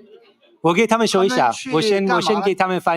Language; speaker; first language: Chinese; non-native, fluent; English